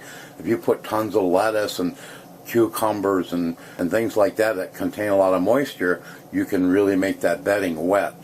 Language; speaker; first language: English; native; English